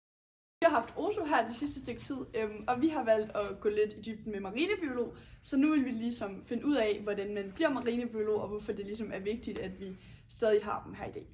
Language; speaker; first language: Danish; native; Danish